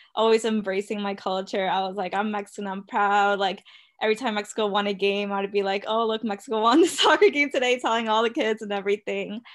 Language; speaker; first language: English; early bilingual, other home language; Spanish